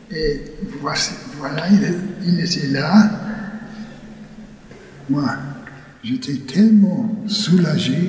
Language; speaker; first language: French; non-native, learner; English